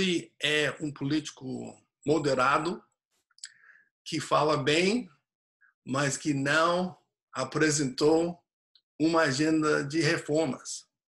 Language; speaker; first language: Portuguese; non-native, fluent; English